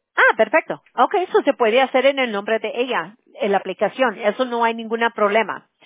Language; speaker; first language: Spanish; early bilingual, heritage; Spanish